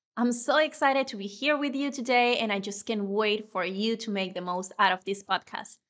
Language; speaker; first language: English; non-native, fluent; Spanish